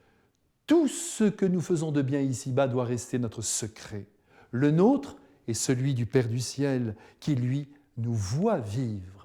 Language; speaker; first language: French; native; French